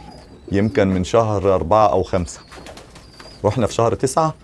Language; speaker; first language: Arabic; native; Arabic